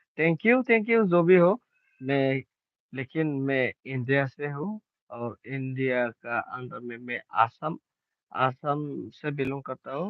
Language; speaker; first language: Hindi; non-native, local second language; Bodo